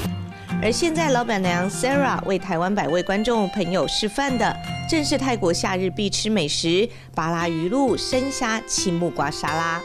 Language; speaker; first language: Chinese; native; Chinese